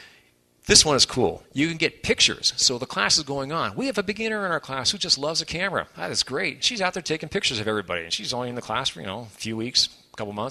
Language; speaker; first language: English; native; English